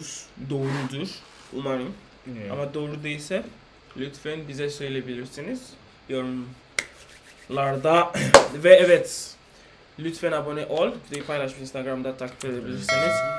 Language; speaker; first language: Turkish; non-native, learner; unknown